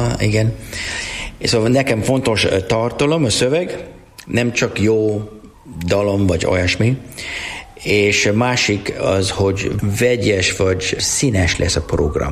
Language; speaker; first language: Hungarian; non-native, learner; English